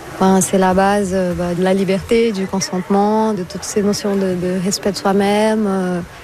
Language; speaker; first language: French; non-native, fluent; Portuguese